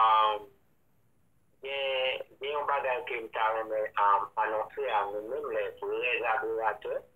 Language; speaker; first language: French; non-native, local second language; Haitian Creole